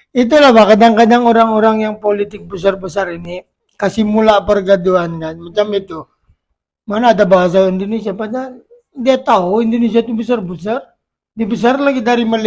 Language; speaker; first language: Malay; non-native, local second language; Filipino